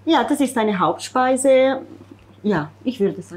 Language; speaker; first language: German; non-native, fluent; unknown